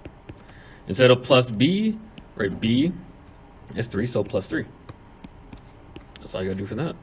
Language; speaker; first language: English; native; English